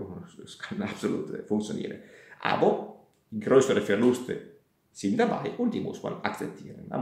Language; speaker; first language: German; non-native, fluent; Italian